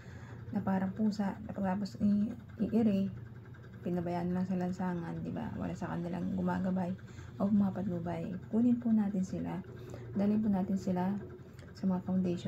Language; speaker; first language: Filipino; native; Filipino